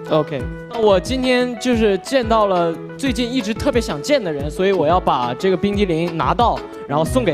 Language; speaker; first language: Chinese; native; Chinese